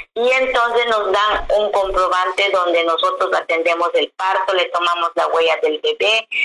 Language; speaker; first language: Spanish; non-native, local second language; Yucateco